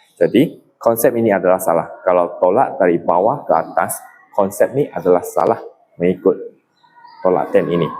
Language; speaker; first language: Malay; non-native, local second language; Chinese